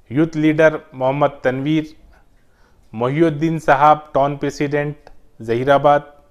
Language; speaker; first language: Hindi; non-native, local second language; Urdu